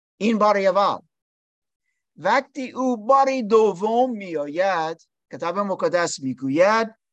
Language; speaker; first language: Persian; non-native, learner; English